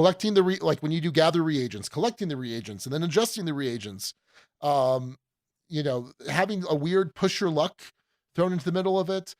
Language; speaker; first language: English; native; English